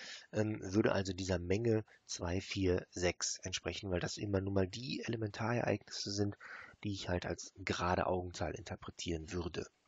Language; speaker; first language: German; native; German